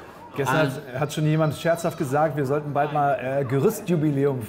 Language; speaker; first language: German; native; German